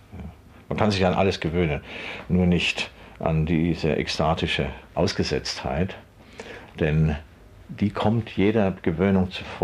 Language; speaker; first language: German; native; German